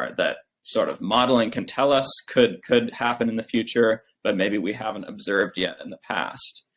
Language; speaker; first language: English; native; English